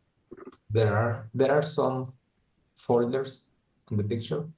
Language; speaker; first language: English; non-native, learner; Spanish